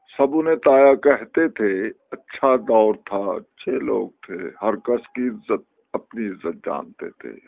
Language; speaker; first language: Urdu; non-native, local second language; Punjabi